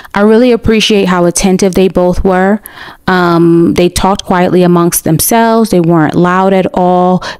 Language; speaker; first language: English; native; English